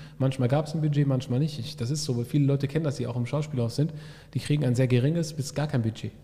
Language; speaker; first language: German; early bilingual, other home language; Arabic